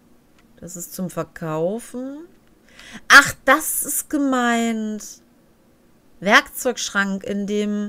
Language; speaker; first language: German; native; German